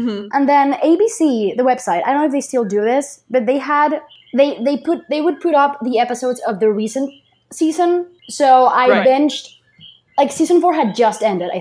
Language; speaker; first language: English; non-native, fluent; Spanish